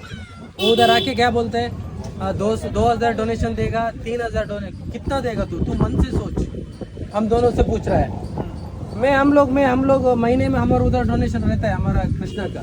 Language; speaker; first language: Hindi; non-native, local second language; Kannada